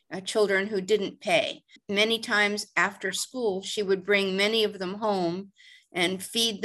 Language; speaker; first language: English; native; English